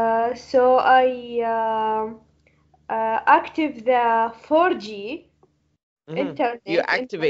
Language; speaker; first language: English; non-native, learner; Arabic